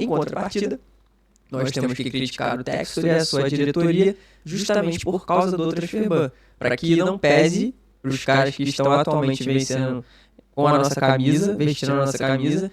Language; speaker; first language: Portuguese; native; Portuguese